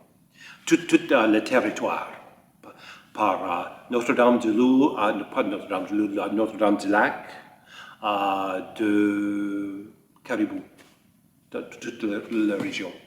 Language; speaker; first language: French; early bilingual, heritage; French